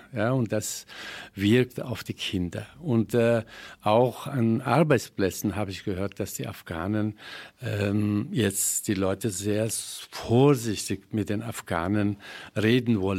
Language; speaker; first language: German; non-native, fluent; Persian